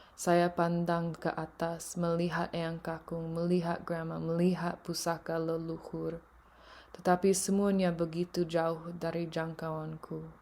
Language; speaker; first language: Indonesian; early bilingual, heritage; English